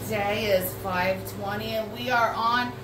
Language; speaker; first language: English; native; English